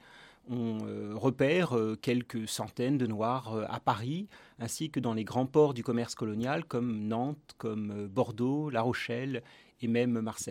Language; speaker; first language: French; native; French